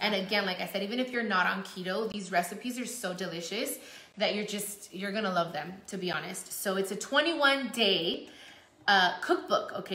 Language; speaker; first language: English; early bilingual, other home language; Spanish